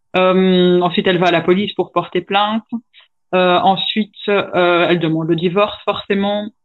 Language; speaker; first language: French; native; French